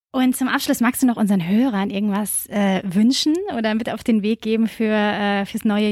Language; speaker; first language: German; native; German